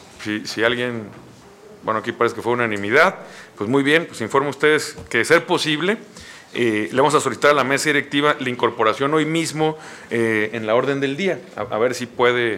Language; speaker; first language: Spanish; native; Spanish